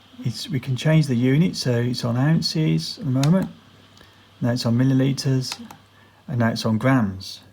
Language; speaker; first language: English; native; English